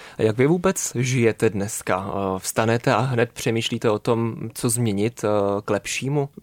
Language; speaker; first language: Czech; native; Czech